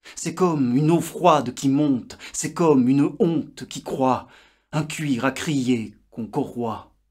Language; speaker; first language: French; native; French